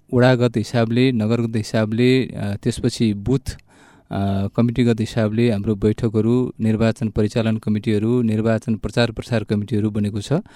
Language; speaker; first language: Nepali; native; Nepali